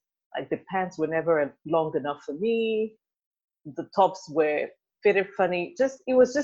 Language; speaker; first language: English; non-native, local second language; Igbo